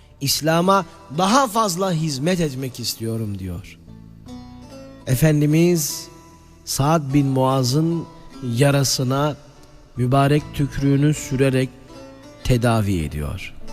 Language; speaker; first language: Turkish; native; Turkish